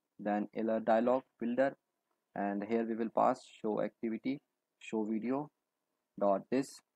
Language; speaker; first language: English; non-native, local second language; Hindi